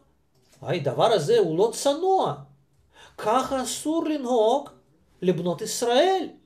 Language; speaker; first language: Hebrew; non-native, fluent; Russian